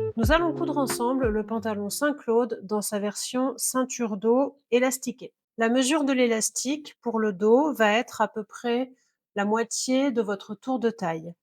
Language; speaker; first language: French; native; French